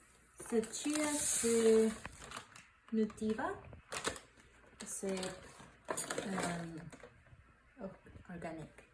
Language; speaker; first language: French; non-native, learner; Spanish